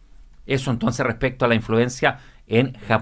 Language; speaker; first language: Spanish; native; Spanish